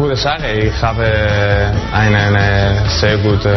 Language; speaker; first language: German; non-native, learner; Spanish